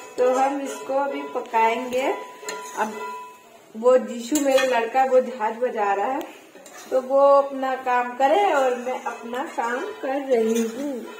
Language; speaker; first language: Hindi; non-native, local second language; Bangla